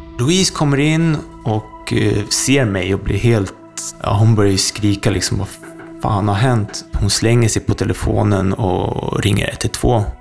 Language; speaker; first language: Swedish; native; Swedish